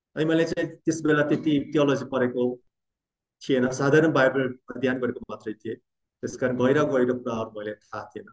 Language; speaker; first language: Nepali; non-native, fluent; Korean